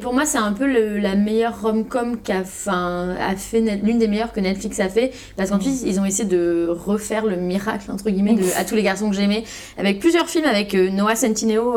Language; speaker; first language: French; native; French